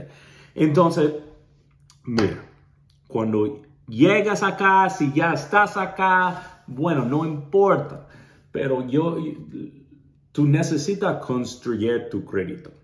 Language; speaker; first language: Spanish; non-native, learner; English